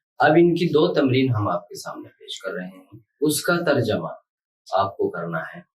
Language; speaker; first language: Urdu; native; Urdu